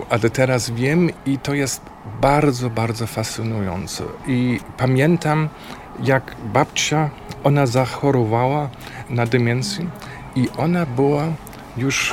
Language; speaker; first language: Polish; non-native, fluent; German